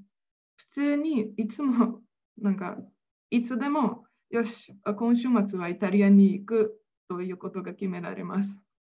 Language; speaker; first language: Japanese; non-native, fluent; Slovenian